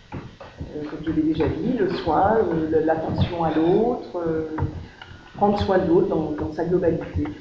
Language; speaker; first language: French; native; French